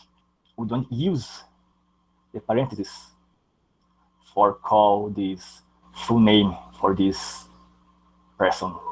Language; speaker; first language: English; non-native, learner; Portuguese